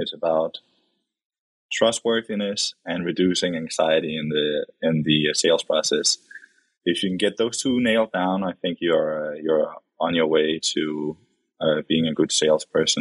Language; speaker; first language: English; non-native, fluent; Danish